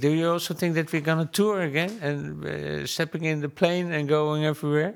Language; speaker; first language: English; non-native, fluent; Dutch